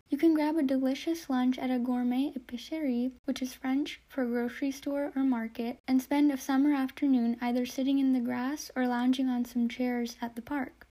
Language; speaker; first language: English; native; English